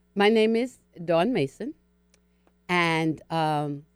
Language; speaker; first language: English; native; English